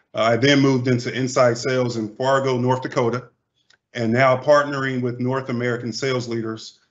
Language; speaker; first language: English; native; English